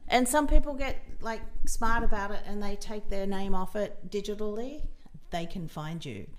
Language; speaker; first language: English; native; English